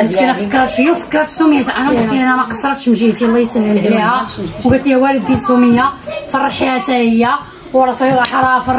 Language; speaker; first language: Arabic; native; Arabic